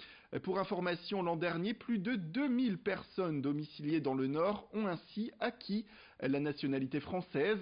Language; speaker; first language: French; native; French